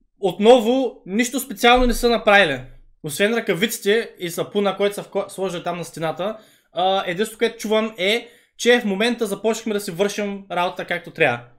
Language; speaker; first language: Bulgarian; early bilingual, other home language; Vietnamese